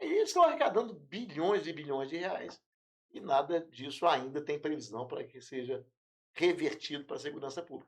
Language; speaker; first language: Portuguese; native; Portuguese